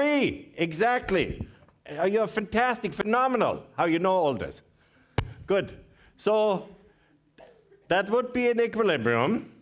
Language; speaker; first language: English; non-native, fluent; German